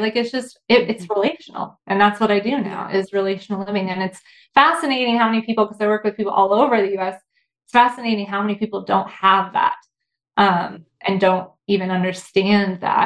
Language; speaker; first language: English; native; English